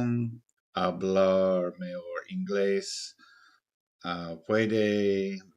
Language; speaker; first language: Spanish; non-native, learner; English